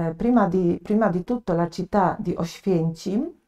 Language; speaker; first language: Italian; non-native, fluent; Polish